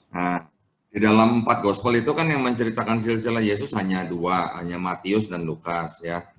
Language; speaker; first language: Indonesian; native; Indonesian